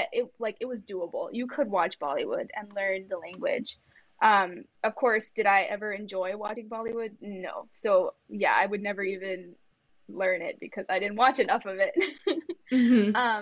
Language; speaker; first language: English; early bilingual, other home language; Kannada